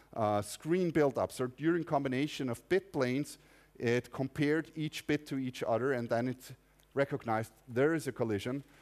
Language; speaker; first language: English; non-native, fluent; German